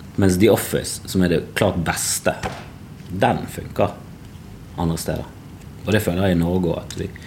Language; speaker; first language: Norwegian; native; Norwegian